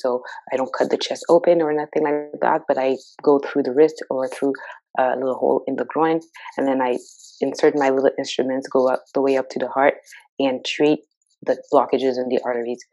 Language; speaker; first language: English; native; English